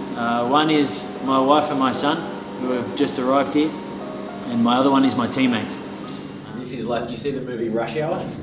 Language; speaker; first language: English; native; English